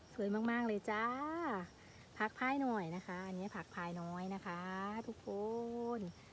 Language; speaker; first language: Thai; non-native, local second language; Northeastern Thai